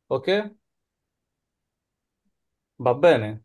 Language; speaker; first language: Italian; non-native, learner; Bangla